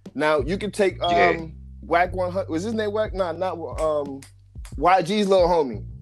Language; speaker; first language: English; native; English